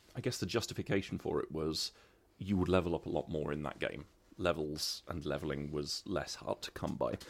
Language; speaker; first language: English; native; English